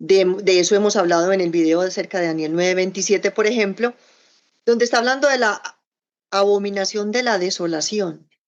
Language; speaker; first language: Spanish; native; Spanish